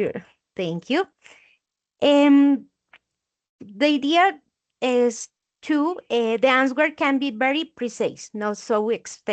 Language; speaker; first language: English; non-native, learner; Spanish